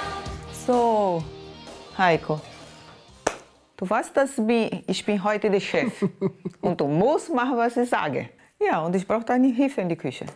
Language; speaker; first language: German; non-native, learner; Portuguese